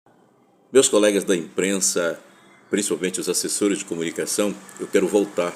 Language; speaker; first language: Portuguese; native; Portuguese